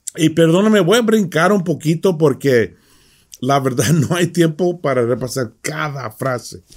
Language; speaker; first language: Spanish; early bilingual, heritage; Spanish